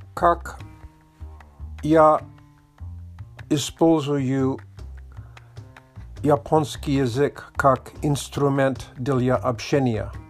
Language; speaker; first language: Russian; non-native, learner; English